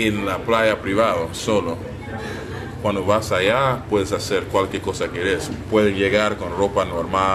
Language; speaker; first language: Spanish; non-native, learner; English